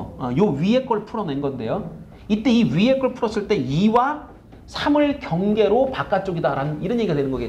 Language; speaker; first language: Korean; native; Korean